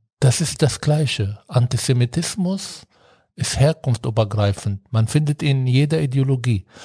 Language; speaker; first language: German; non-native, fluent; Arabic